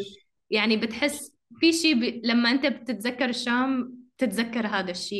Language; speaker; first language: Arabic; native; Arabic